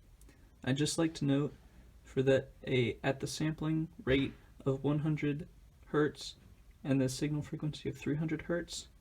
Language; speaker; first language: English; native; English